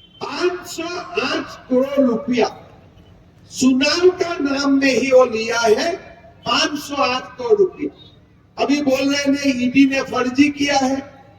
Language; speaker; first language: Hindi; non-native, local second language; Assamese